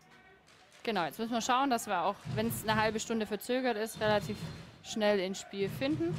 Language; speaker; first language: German; native; German